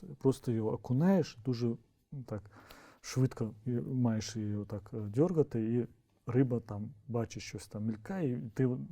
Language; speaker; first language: Ukrainian; non-native, local second language; Crimean Tatar